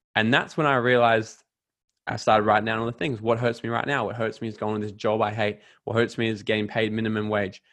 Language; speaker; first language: English; native; English